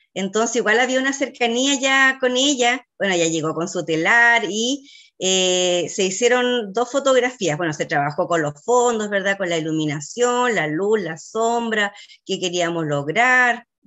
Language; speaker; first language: Spanish; native; Spanish